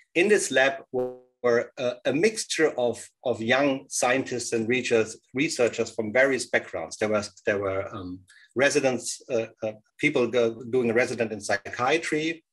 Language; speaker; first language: English; non-native, fluent; German